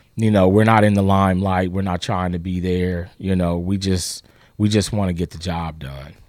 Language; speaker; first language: English; native; English